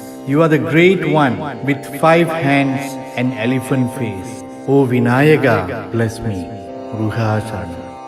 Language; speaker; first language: English; non-native, local second language; Tamil